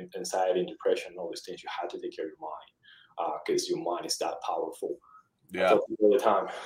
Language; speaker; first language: English; early bilingual, other home language; Spanish